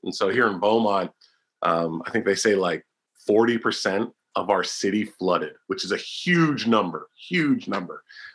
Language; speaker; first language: English; native; English